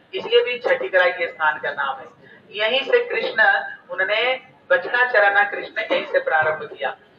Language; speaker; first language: Hindi; native; Hindi